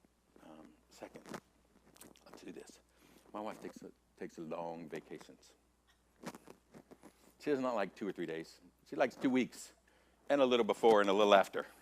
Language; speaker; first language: English; native; English